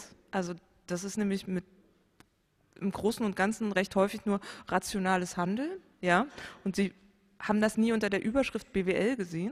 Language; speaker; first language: German; native; German